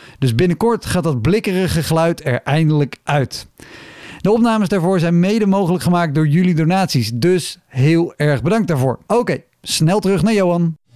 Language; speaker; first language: Dutch; native; Dutch